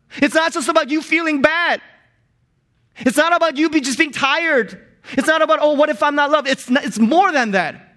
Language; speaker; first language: English; non-native, local second language; Korean